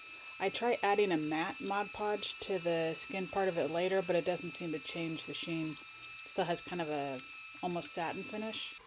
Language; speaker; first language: English; native; English